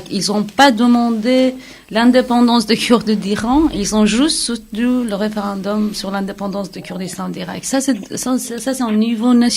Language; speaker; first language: French; non-native, fluent; Kurdish